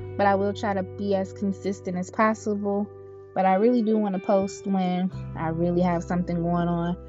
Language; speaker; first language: English; native; English